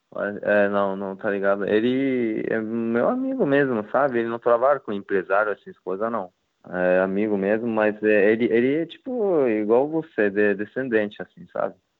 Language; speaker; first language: Portuguese; non-native, learner; Japanese